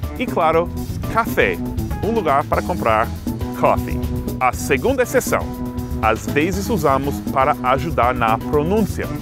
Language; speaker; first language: Portuguese; non-native, fluent; English